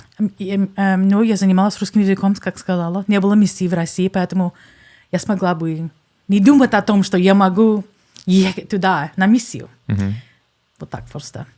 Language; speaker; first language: Russian; non-native, fluent; English